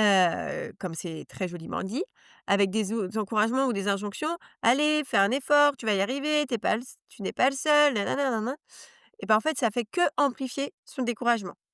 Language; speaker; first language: French; native; French